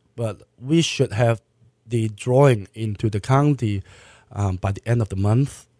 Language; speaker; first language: English; non-native, local second language; Cantonese